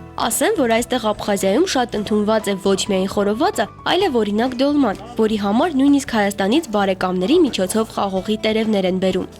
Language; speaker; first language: Armenian; native; Armenian